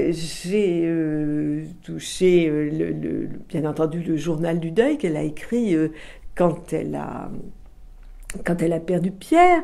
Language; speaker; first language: French; native; French